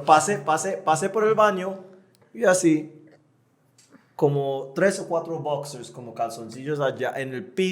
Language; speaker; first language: Spanish; non-native, fluent; English